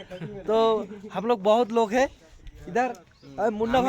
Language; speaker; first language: Hindi; non-native, local second language; Bangla